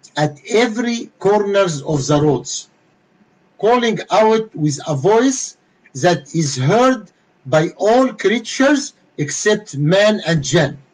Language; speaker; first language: English; non-native, fluent; Arabic